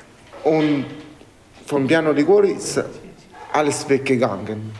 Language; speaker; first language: German; non-native, learner; Italian